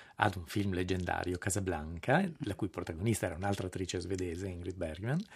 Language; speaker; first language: Italian; native; Italian